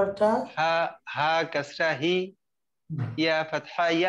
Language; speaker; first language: Arabic; non-native, learner; Bangla